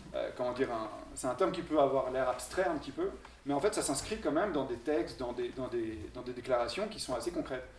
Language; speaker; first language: French; native; French